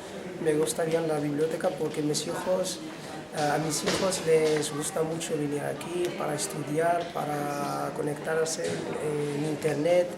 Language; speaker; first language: Spanish; non-native, fluent; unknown